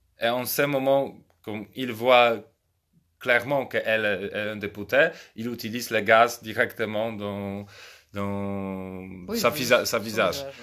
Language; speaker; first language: French; non-native, fluent; Polish